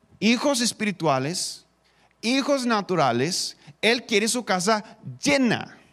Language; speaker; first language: Spanish; non-native, fluent; English